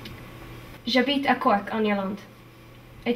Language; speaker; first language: French; non-native, learner; English